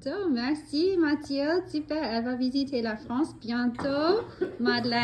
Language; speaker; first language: French; non-native, fluent; English